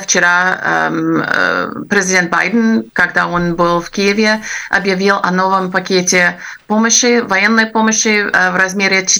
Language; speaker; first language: Russian; non-native, fluent; English